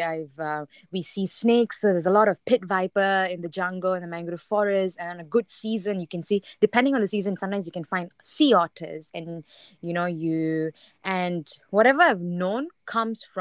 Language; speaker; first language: English; non-native, local second language; Tamil